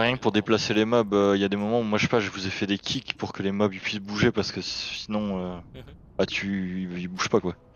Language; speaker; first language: French; native; French